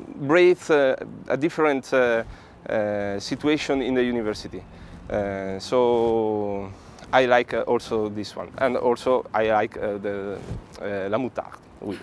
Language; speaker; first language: English; non-native, learner; Italian